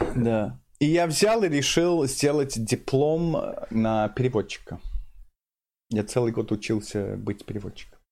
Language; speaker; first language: Russian; non-native, fluent; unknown